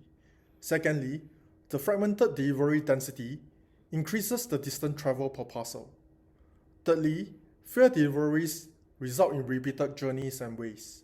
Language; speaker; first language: English; non-native, learner; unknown